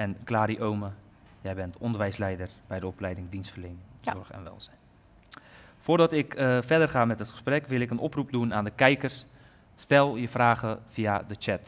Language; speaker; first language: Dutch; native; Dutch